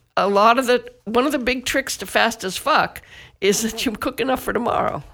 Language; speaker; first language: English; native; English